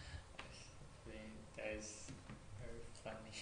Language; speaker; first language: English; non-native, learner; Chinese